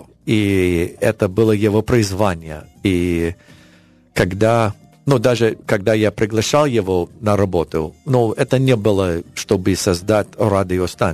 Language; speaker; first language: Russian; non-native, learner; English